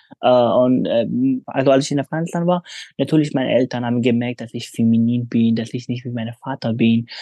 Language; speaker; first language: German; non-native, fluent; Pashto